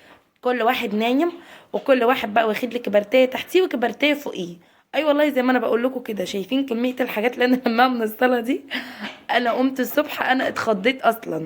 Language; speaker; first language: Arabic; native; Arabic